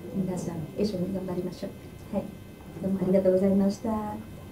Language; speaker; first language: Japanese; non-native, learner; Vietnamese